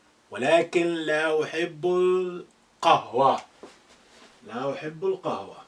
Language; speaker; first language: Arabic; non-native, fluent; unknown